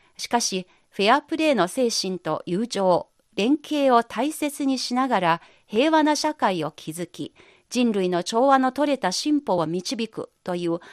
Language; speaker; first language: Japanese; non-native, fluent; Chinese